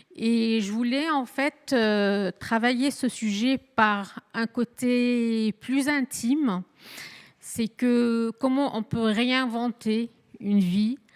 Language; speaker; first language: French; non-native, fluent; Arabic